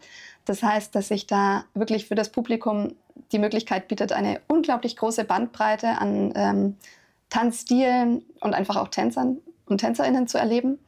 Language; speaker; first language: German; native; German